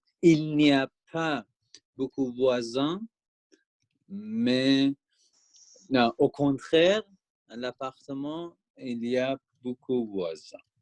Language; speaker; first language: French; non-native, learner; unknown